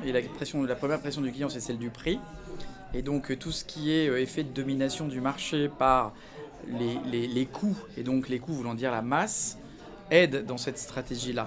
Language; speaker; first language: French; native; French